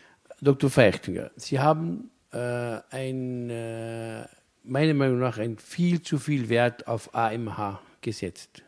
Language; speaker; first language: German; non-native, fluent; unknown